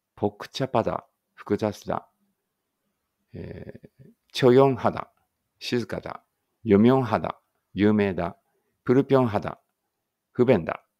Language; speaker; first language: Japanese; native; Japanese